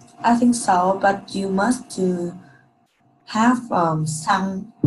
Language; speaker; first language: English; non-native, learner; Vietnamese